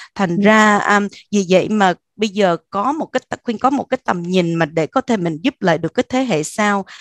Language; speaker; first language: Vietnamese; early bilingual, heritage; Vietnamese